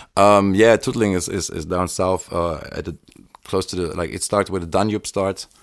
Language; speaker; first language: English; non-native, fluent; German